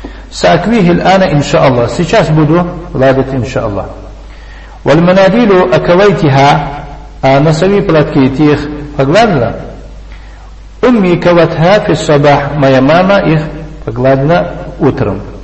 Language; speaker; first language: Arabic; non-native, fluent; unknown